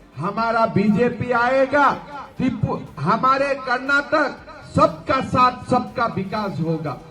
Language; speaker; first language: Hindi; non-native, local second language; Assamese